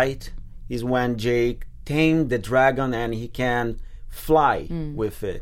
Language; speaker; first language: English; non-native, fluent; Portuguese